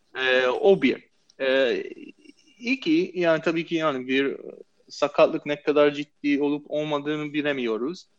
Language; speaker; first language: Turkish; non-native, fluent; English